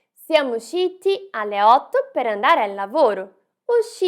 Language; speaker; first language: Italian; non-native, fluent; Portuguese